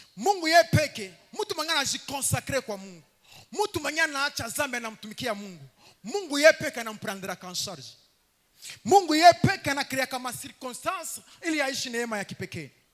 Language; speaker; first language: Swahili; native; Swahili